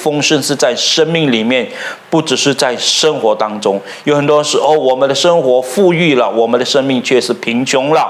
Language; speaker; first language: Chinese; native; Chinese